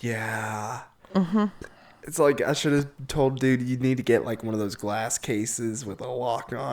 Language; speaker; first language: English; native; English